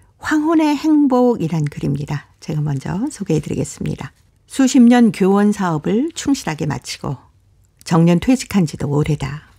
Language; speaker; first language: Korean; native; Korean